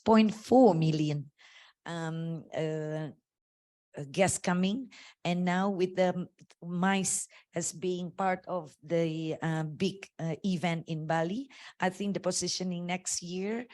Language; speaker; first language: English; non-native, fluent; Indonesian